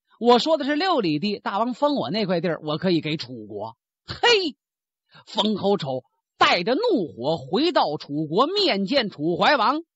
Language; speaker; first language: Chinese; native; Chinese